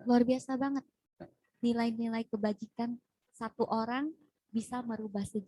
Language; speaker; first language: Indonesian; native; Indonesian